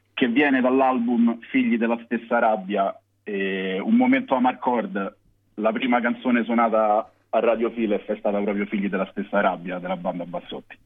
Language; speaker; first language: Italian; native; Italian